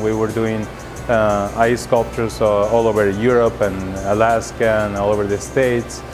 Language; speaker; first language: English; non-native, fluent; Spanish